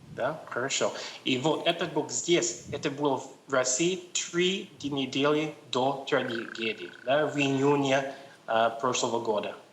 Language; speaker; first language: Russian; non-native, learner; English